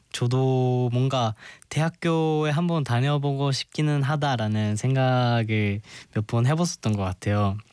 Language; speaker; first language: Korean; non-native, fluent; Japanese